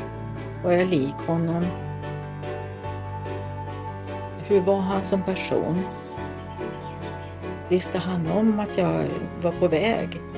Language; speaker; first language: Swedish; early bilingual, other home language; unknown